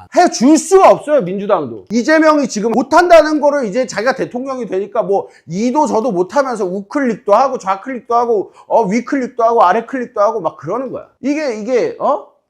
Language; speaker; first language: Korean; native; Korean